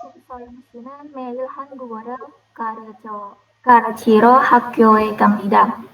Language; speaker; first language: Korean; non-native, learner; Indonesian